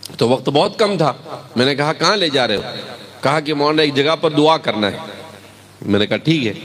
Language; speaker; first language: Urdu; non-native, local second language; Gujarati